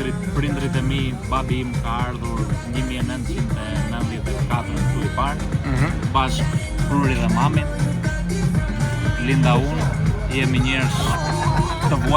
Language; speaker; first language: Albanian; early bilingual, heritage; Albanian